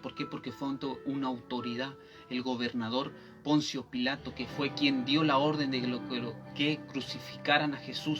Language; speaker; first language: Spanish; native; Spanish